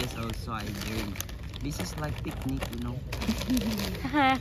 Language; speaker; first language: English; non-native, learner; Indonesian